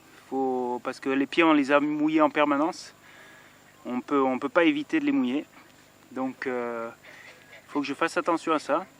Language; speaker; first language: French; native; French